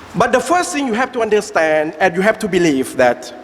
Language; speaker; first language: English; non-native, fluent; Thai